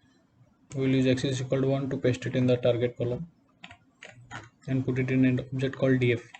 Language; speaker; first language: English; non-native, local second language; Odia